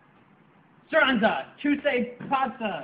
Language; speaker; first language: Italian; non-native, learner; English